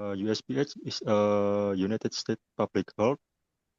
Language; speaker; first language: English; non-native, learner; Indonesian